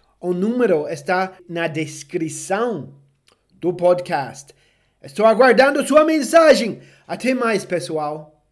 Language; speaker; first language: Portuguese; non-native, fluent; English